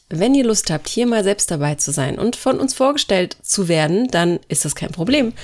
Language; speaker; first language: German; native; German